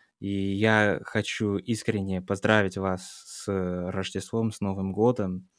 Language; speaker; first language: Russian; non-native, fluent; English